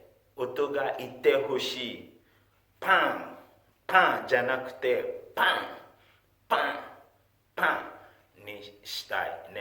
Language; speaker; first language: Japanese; non-native, fluent; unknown